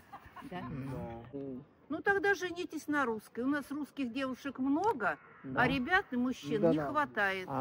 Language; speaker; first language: Russian; native; Russian